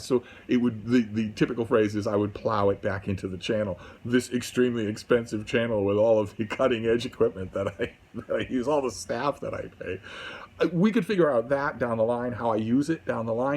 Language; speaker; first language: English; native; English